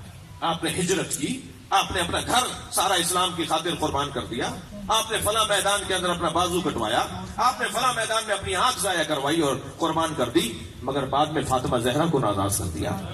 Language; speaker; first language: Urdu; native; Urdu